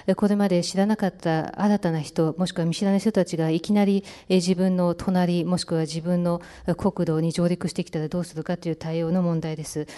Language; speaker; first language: Japanese; native; Japanese